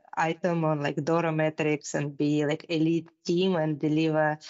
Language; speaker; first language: English; non-native, fluent; Russian